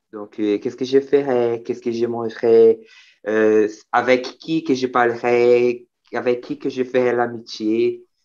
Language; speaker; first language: French; non-native, learner; Portuguese